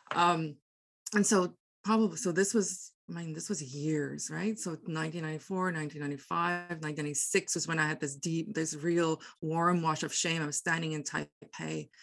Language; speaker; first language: English; non-native, local second language; Afrikaans